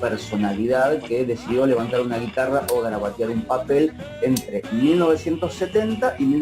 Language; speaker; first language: Spanish; native; Spanish